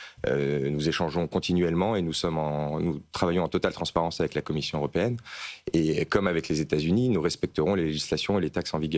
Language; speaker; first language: French; native; French